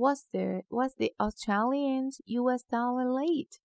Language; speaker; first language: English; non-native, fluent; Korean